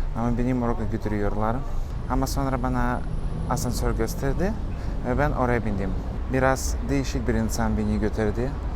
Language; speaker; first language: Turkish; non-native, learner; Russian